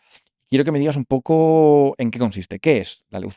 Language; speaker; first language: Spanish; native; Spanish